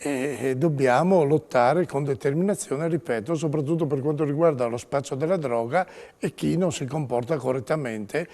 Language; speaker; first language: Italian; native; Italian